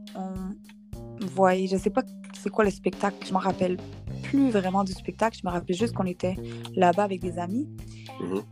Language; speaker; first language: French; native; French